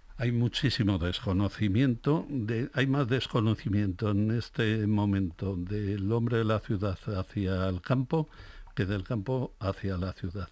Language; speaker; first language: Spanish; native; Spanish